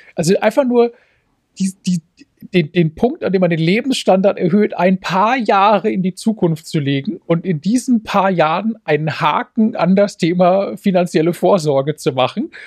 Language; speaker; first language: German; native; German